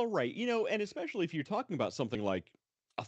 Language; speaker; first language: English; native; English